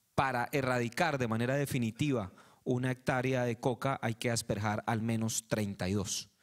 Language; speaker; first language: Spanish; native; Spanish